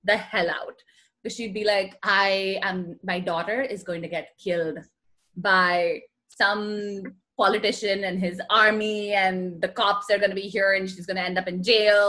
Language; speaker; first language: English; non-native, local second language; Hindi